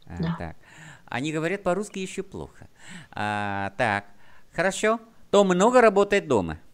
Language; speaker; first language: Russian; non-native, fluent; Vietnamese